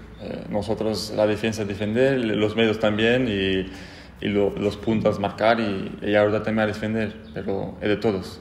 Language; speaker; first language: Spanish; non-native, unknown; French